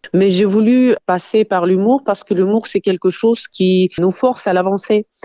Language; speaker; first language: French; non-native, fluent; Ukrainian